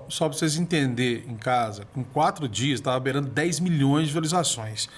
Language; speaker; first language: Portuguese; native; Portuguese